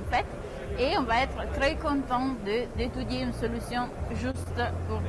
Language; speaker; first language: French; non-native, fluent; Italian